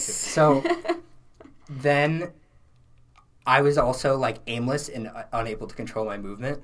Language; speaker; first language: English; native; English